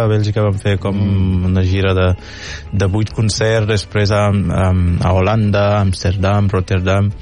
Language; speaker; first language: Catalan; non-native, fluent; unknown